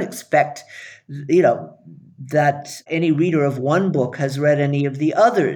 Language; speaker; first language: English; native; English